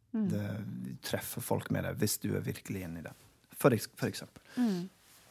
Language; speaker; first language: Norwegian; non-native, fluent; English